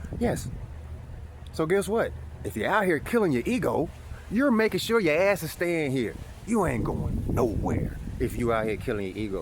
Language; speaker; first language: English; native; English